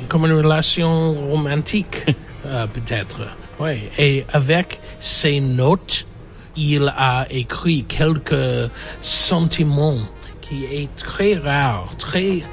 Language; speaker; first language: French; non-native, learner; English